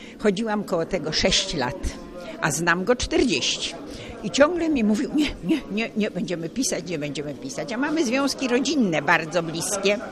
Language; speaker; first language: Polish; native; Polish